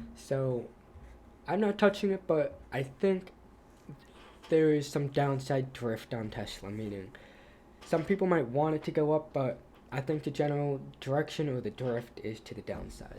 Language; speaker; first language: English; native; English